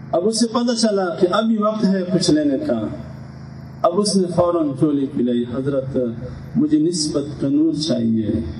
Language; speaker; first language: Urdu; non-native, local second language; Pashto